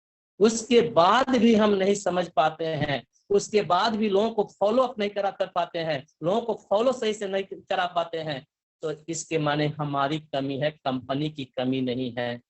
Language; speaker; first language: Hindi; native; Hindi